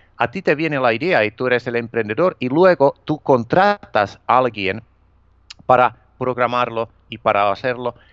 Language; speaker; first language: Spanish; non-native, fluent; Finnish